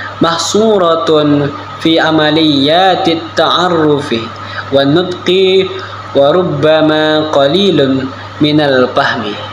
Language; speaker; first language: Arabic; non-native, learner; Indonesian